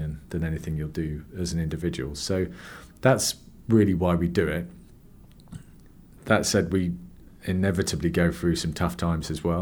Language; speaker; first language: English; native; English